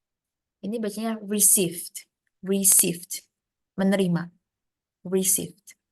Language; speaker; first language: Indonesian; native; Indonesian